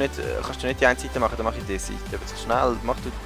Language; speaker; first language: German; native; German